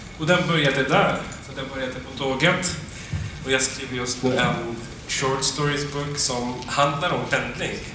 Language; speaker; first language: Swedish; non-native, fluent; Arabic